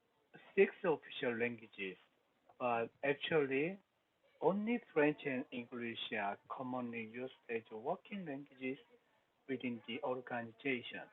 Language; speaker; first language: English; non-native, learner; Korean